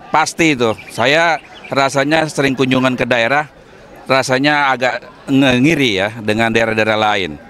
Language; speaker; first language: Indonesian; native; Indonesian